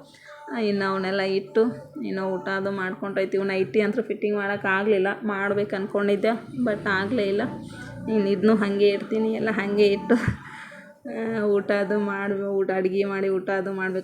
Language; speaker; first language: Kannada; native; Kannada